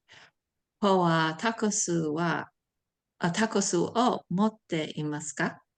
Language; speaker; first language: Japanese; non-native, learner; English